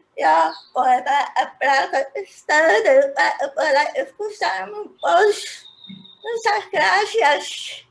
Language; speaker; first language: Spanish; non-native, local second language; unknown